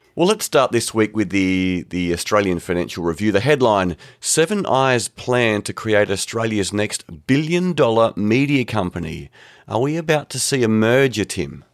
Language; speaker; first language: English; native; English